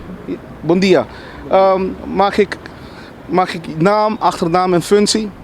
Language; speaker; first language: Dutch; non-native, local second language; Papiamento